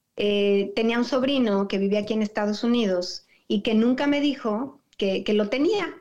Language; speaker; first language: Spanish; native; Spanish